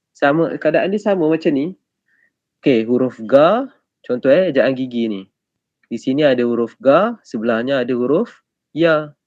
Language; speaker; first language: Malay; native; Malay